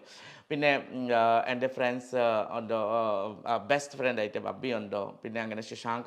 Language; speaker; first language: Malayalam; non-native, local second language; Assamese